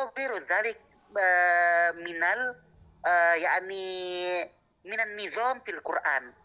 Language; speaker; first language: Arabic; non-native, learner; Indonesian